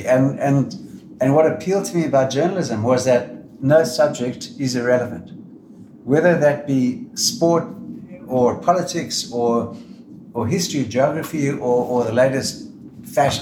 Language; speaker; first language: English; native; English